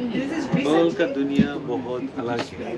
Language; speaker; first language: Hindi; non-native, fluent; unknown